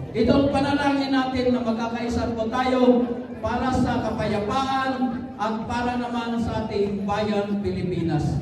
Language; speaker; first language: Filipino; non-native, local second language; Cebuano